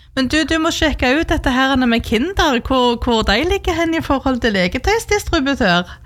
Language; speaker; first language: Norwegian; native; Norwegian